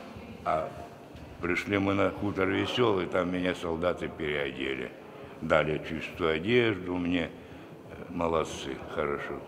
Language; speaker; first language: Russian; native; Russian